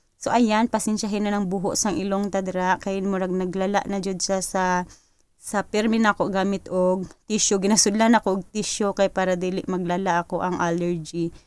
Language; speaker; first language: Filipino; non-native, local second language; Cebuano